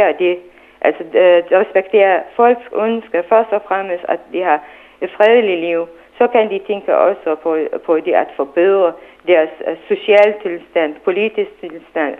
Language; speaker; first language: Danish; non-native, fluent; Arabic